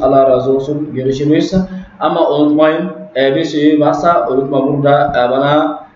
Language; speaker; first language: Turkish; non-native, learner; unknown